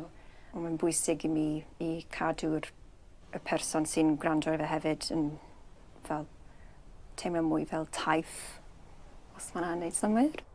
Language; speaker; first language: Welsh; early bilingual, other home language; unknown